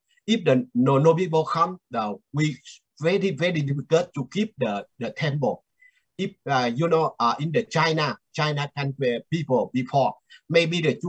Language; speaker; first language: English; non-native, learner; Vietnamese